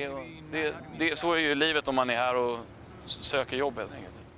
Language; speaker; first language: Swedish; native; Swedish